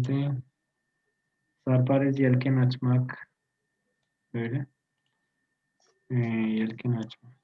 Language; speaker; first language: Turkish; non-native, learner; Spanish